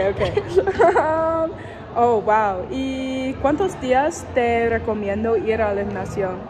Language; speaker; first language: Spanish; non-native, learner; English